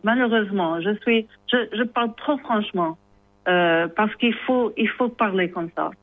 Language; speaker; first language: French; non-native, learner; English